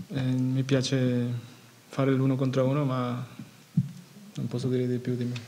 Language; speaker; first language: Italian; non-native, fluent; Spanish